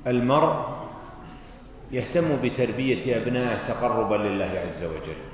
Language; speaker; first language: Arabic; native; Arabic